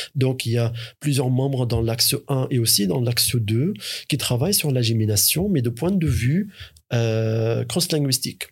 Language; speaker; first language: French; non-native, fluent; Arabic